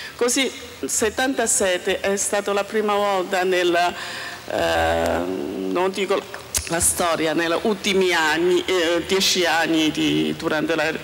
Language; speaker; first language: Italian; non-native, learner; Chinese